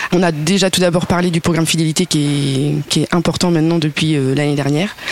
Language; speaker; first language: French; native; French